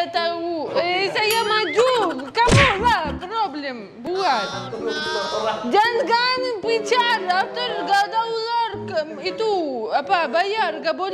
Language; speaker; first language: Indonesian; non-native, learner; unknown